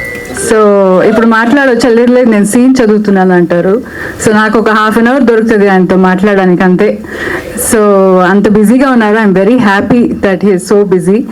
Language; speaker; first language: Telugu; non-native, local second language; Kannada